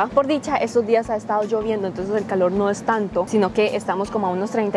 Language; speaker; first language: Spanish; native; Spanish